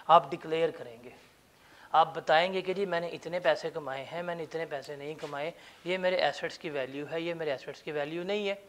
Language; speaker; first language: Urdu; non-native, local second language; Punjabi